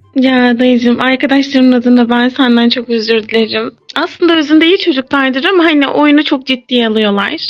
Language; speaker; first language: Turkish; native; Turkish